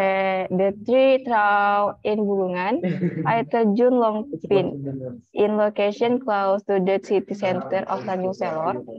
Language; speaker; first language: English; non-native, learner; Indonesian